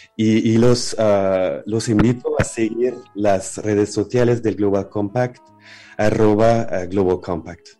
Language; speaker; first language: Spanish; non-native, learner; French